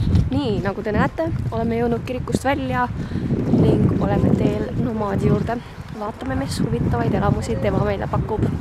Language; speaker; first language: Estonian; native; Estonian